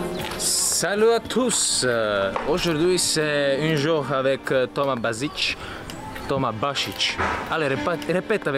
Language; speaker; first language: French; non-native, learner; Croatian